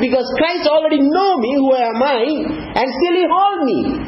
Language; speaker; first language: English; non-native, local second language; Tamil